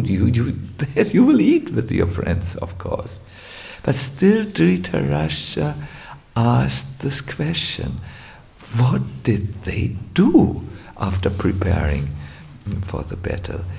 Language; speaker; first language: English; non-native, fluent; German